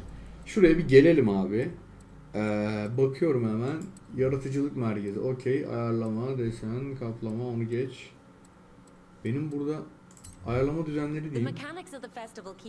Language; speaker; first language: Turkish; native; Turkish